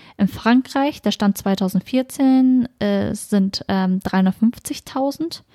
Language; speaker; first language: German; native; German